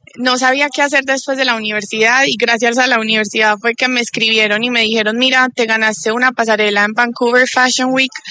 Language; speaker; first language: Spanish; native; Spanish